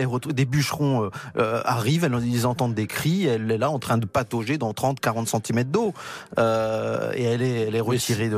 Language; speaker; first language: French; native; French